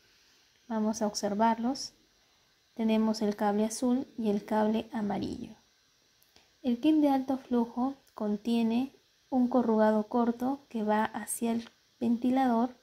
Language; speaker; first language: Spanish; native; Spanish